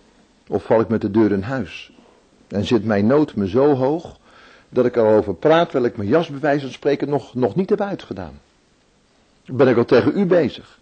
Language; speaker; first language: Dutch; native; Dutch